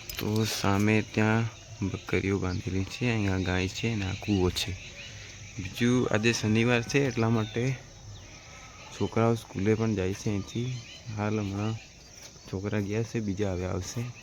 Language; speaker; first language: Gujarati; non-native, local second language; Bhili